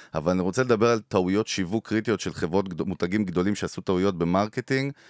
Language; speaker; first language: Hebrew; native; Hebrew